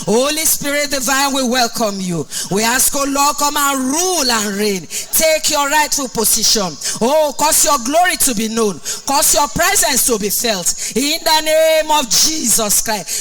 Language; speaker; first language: English; non-native, local second language; Yoruba